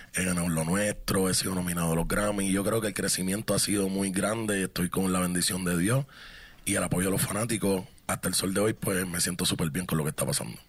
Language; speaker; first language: Spanish; native; Spanish